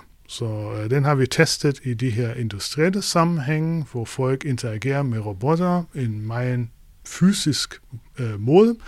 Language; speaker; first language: Danish; non-native, fluent; German